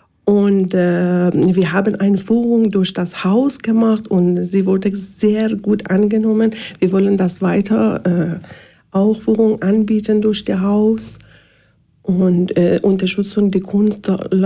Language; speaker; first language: German; non-native, fluent; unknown